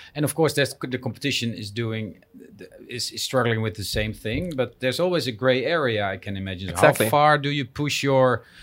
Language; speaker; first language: English; non-native, fluent; Dutch